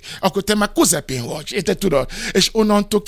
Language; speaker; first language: Hungarian; non-native, fluent; Yoruba